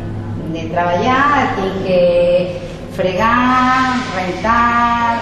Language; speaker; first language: Catalan; non-native, learner; Spanish